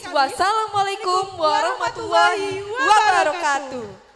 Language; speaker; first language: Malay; non-native, local second language; Minangkabau